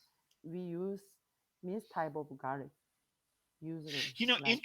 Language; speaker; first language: English; non-native, learner; Korean